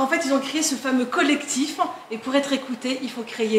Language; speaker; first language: French; native; French